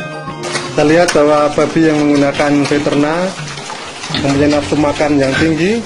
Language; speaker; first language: Indonesian; native; Indonesian